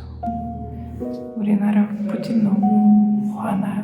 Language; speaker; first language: Korean; non-native, learner; Ukrainian